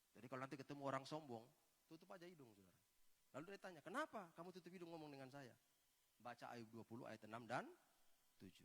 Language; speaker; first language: Indonesian; native; Indonesian